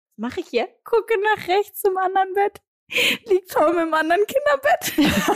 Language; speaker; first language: German; early bilingual, other home language; Greek